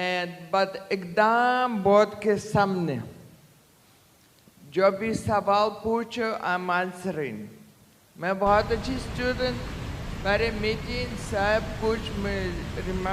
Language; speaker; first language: Hindi; non-native, learner; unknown